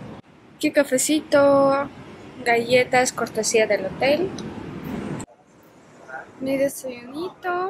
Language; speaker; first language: Spanish; non-native, fluent; Russian